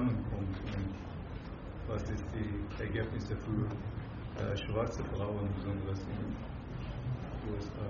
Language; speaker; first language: German; non-native, fluent; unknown